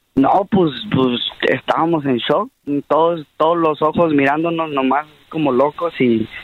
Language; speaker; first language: Spanish; early bilingual, heritage; Spanish